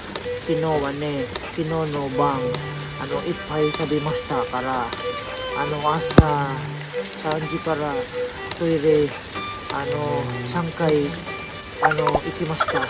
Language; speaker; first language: Japanese; non-native, learner; Filipino